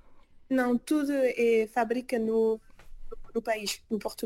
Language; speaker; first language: Portuguese; early bilingual, heritage; French